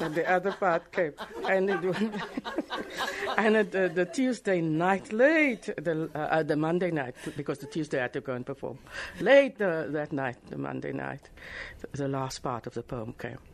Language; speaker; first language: English; non-native, local second language; Afrikaans